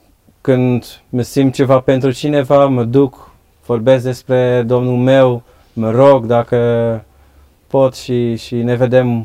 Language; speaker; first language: Romanian; non-native, learner; Dutch